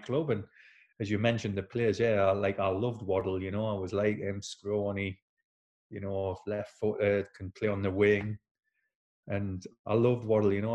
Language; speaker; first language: English; native; English